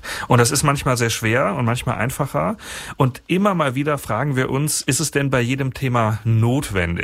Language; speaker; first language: German; native; German